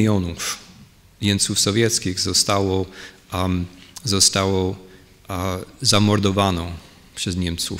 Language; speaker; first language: Polish; non-native, fluent; English